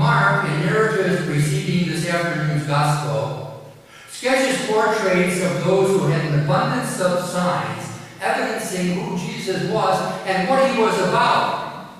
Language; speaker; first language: English; native; English